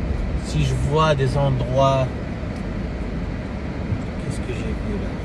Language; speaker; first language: French; early bilingual, heritage; French